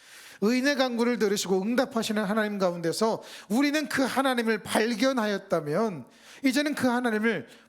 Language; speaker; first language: Korean; native; Korean